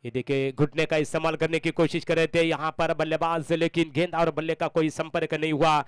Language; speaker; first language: Hindi; non-native, local second language; Marathi